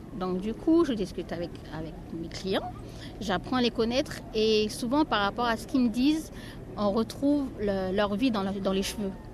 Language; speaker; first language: French; native; French